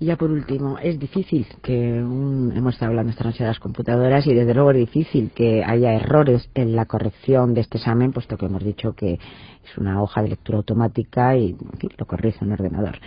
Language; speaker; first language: Spanish; native; Spanish